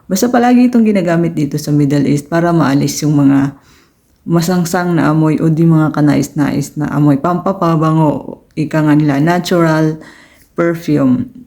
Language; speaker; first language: Filipino; native; Filipino